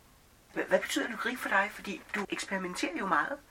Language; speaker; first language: Danish; native; Danish